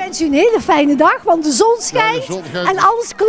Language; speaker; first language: Dutch; native; Dutch